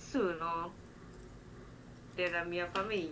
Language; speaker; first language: Italian; non-native, learner; Japanese